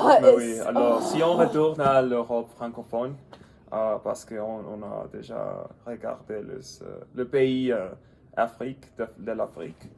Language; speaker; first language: French; non-native, learner; English